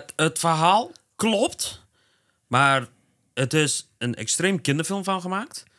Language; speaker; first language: Dutch; early bilingual, other home language; Turkish